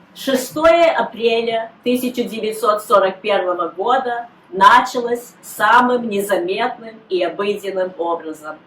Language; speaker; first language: Russian; early bilingual, heritage; Russian